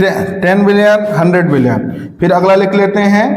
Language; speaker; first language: Hindi; native; Hindi